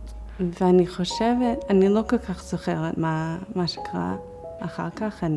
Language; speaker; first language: Hebrew; non-native, fluent; English